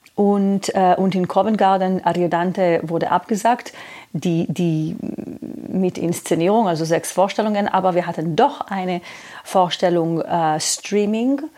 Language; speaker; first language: German; non-native, fluent; Hebrew